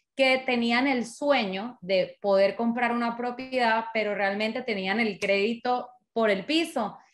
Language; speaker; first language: Spanish; native; Spanish